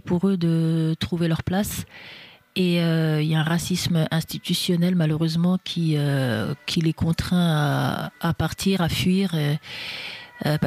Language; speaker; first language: French; native; French